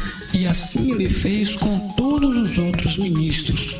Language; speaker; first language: Portuguese; native; Portuguese